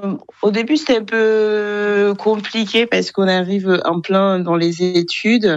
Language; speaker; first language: French; non-native, local second language; Kinyarwanda